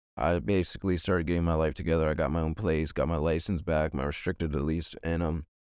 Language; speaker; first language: English; native; English